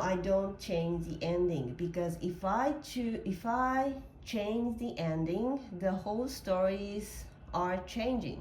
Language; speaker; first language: English; non-native, learner; Japanese